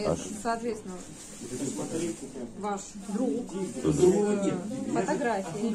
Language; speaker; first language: Russian; native; Russian